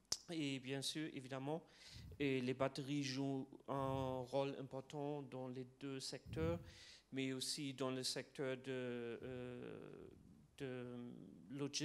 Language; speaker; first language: French; non-native, fluent; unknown